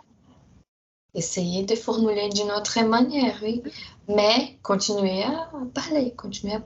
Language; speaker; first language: French; non-native, fluent; Portuguese